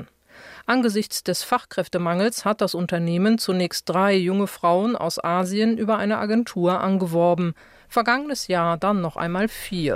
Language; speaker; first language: German; native; German